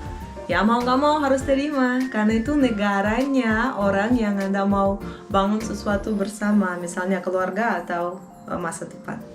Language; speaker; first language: Indonesian; non-native, fluent; Russian